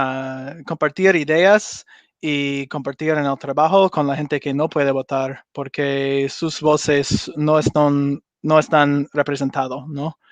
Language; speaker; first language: Spanish; non-native, learner; English